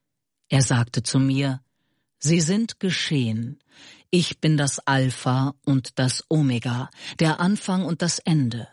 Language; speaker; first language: German; native; German